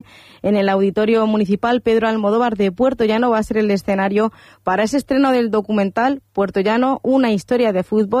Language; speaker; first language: Spanish; native; Spanish